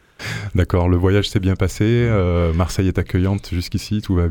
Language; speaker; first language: French; native; French